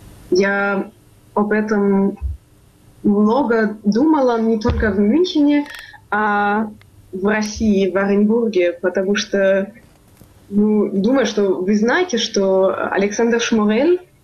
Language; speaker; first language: Russian; non-native, fluent; German